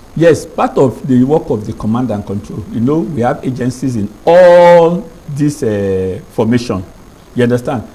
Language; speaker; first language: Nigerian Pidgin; non-native, local second language; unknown